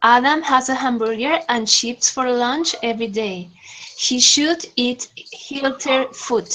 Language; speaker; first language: English; non-native, learner; Spanish